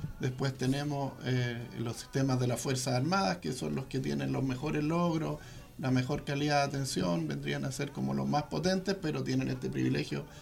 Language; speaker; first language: Spanish; native; Spanish